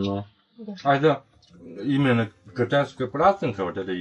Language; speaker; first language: Russian; non-native, fluent; Chinese